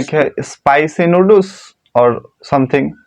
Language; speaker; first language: English; non-native, learner; Bangla